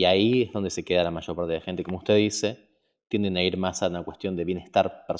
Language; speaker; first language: Spanish; native; Spanish